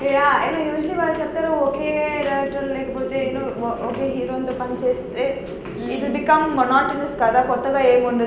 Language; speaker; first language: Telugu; non-native, local second language; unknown